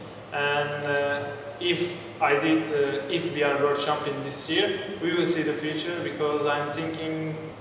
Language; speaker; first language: English; non-native, learner; Turkish